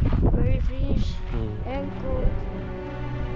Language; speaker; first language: English; non-native, learner; Mongolian